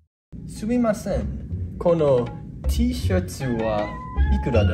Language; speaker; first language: Japanese; non-native, learner; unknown